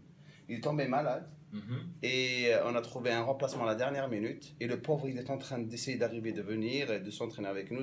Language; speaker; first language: French; non-native, local second language; Arabic